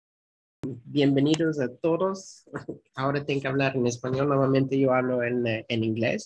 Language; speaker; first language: Spanish; non-native, fluent; Dutch